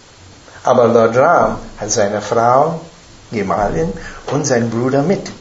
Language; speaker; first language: German; non-native, fluent; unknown